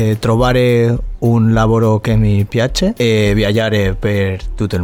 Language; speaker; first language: Italian; non-native, learner; Spanish